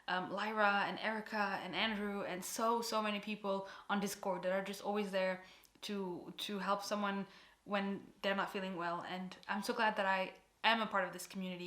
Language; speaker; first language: English; non-native, fluent; Portuguese